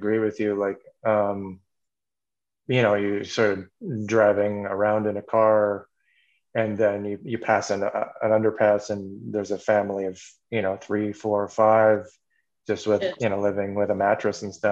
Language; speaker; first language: English; native; English